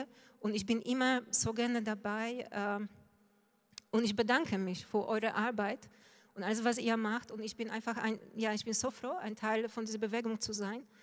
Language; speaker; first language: German; non-native, fluent; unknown